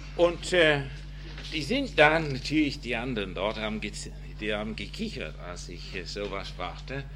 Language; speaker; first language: German; non-native, fluent; English